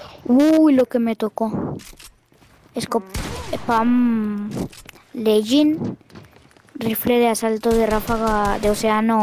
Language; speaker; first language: Spanish; native; Spanish